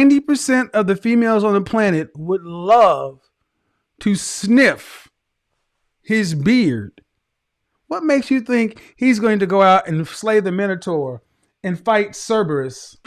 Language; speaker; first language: English; native; English